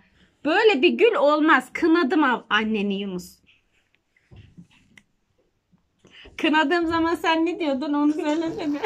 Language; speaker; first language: Turkish; native; Turkish